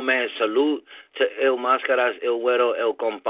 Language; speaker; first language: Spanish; early bilingual, heritage; English